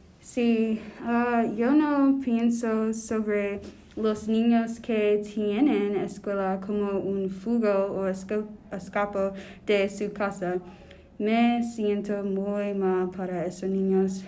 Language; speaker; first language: Spanish; non-native, learner; English